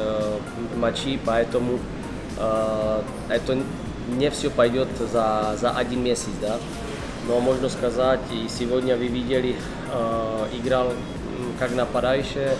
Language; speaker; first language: Russian; non-native, learner; Czech